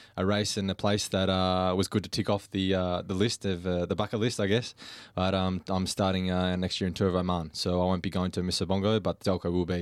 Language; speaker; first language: English; native; English